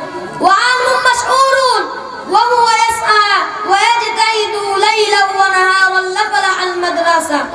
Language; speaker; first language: Arabic; non-native, learner; Bangla